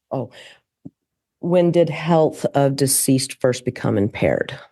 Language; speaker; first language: English; native; English